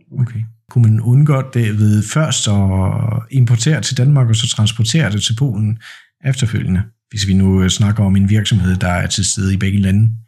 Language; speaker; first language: Danish; non-native, fluent; Polish